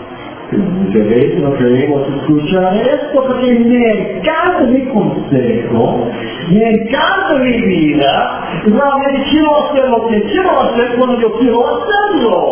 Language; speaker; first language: Spanish; non-native, fluent; English